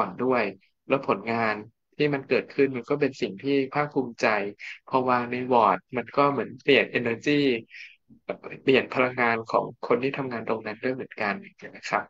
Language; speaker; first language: Thai; native; Thai